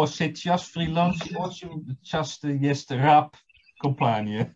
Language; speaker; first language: Russian; non-native, fluent; Dutch